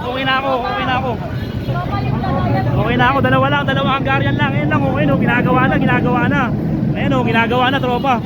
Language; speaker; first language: Filipino; native; Filipino